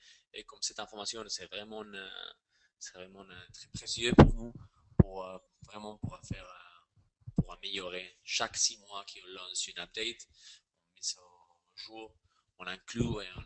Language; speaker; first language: French; non-native, fluent; Spanish